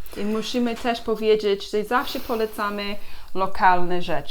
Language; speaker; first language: Polish; non-native, learner; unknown